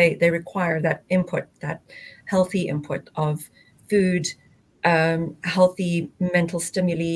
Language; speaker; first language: English; native; English